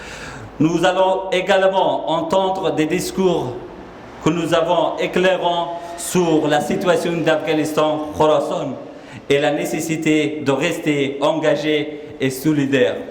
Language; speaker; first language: French; non-native, fluent; Persian